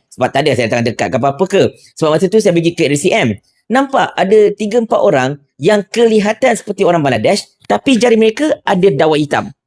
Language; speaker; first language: Malay; native; Malay